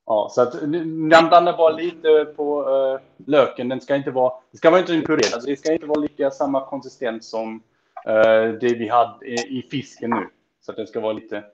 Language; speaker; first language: Swedish; early bilingual, heritage; Swedish